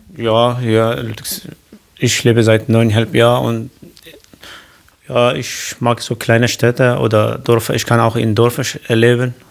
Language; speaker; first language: German; non-native, learner; Kurdish